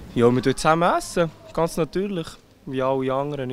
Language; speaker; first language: German; native; German